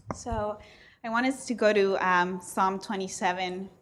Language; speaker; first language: English; early bilingual, other home language; Spanish